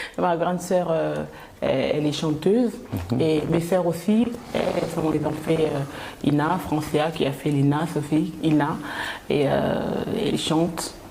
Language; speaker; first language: French; non-native, local second language; Lingala